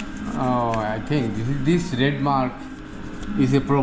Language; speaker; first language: English; non-native, learner; Bangla